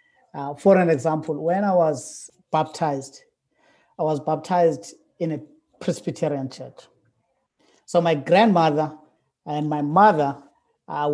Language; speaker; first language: English; non-native, local second language; Xhosa